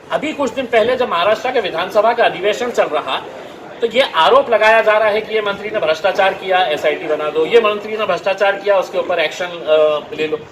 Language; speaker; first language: Hindi; non-native, local second language; Marathi